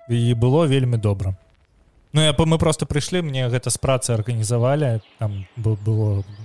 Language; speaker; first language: Belarusian; non-native, local second language; Russian